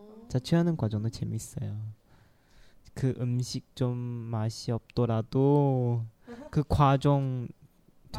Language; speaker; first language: Korean; non-native, local second language; Chinese